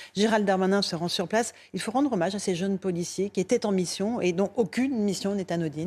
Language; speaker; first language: French; native; French